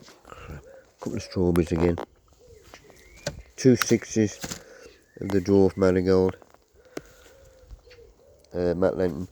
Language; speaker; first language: English; native; English